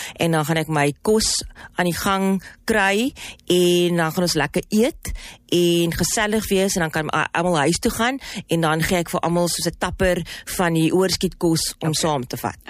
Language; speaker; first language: Afrikaans; non-native, local second language; English